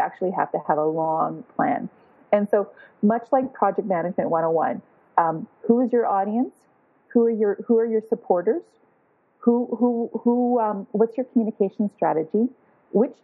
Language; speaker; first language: English; native; English